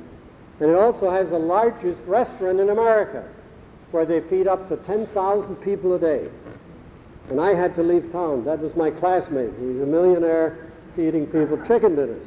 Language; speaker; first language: English; early bilingual, other home language; German